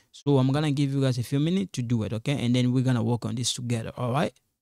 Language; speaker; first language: English; non-native, fluent; Lingala